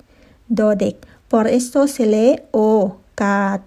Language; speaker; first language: Spanish; non-native, fluent; Thai